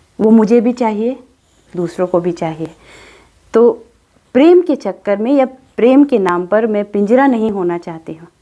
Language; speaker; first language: Hindi; non-native, local second language; Adi